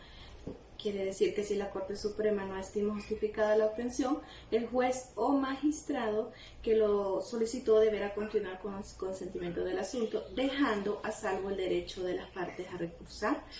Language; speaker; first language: Spanish; native; Spanish